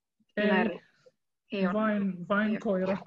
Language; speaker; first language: Finnish; non-native, learner; English